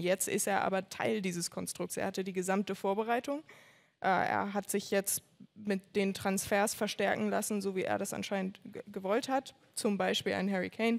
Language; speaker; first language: German; native; German